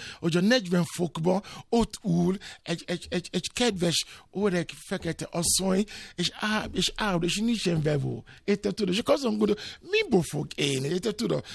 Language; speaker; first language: Hungarian; non-native, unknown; Yoruba